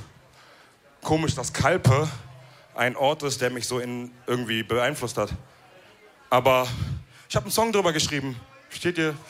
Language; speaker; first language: German; early bilingual, other home language; Wolof